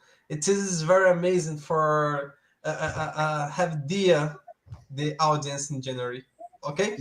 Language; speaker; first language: English; non-native, learner; Portuguese